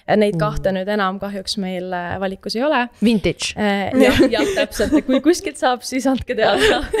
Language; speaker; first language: Estonian; native; Estonian